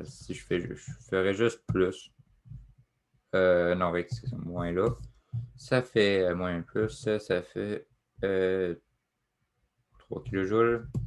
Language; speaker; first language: French; native; French